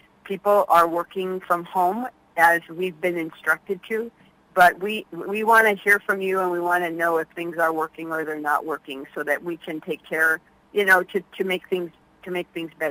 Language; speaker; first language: English; early bilingual, other home language; Spanish